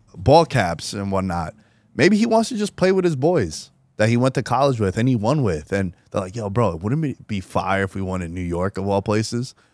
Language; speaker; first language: English; native; English